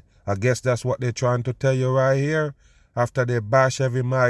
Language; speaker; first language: English; native; English